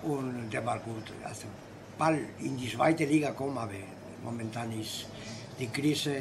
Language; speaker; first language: German; non-native, fluent; Spanish